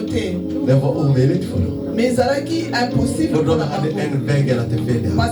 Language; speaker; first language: Swedish; non-native, fluent; Lingala